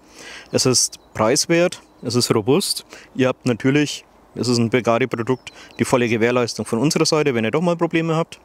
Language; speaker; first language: German; native; German